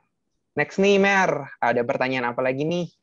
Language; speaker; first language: Indonesian; native; Indonesian